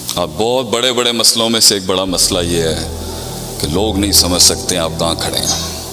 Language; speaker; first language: Urdu; non-native, local second language; Punjabi